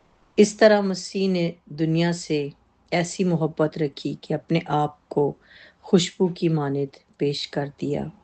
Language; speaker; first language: Urdu; native; Urdu